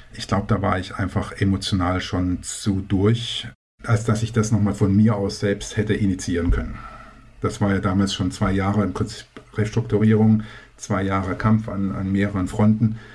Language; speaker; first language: German; native; German